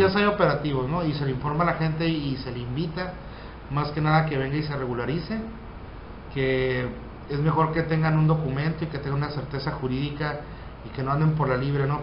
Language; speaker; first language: Spanish; native; Spanish